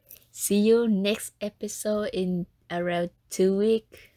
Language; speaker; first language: English; non-native, learner; Vietnamese